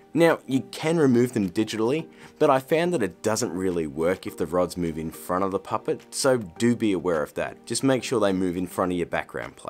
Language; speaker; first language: English; native; English